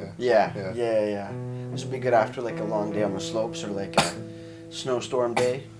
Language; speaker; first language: English; native; English